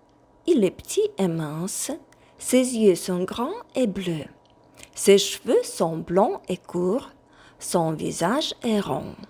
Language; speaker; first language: French; non-native, fluent; Ukrainian